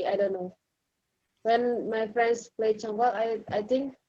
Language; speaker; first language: English; non-native, learner; Indonesian